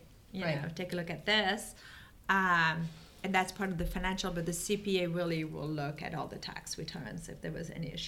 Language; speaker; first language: English; non-native, fluent; French